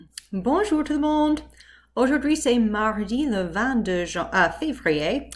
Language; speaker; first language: French; non-native, fluent; English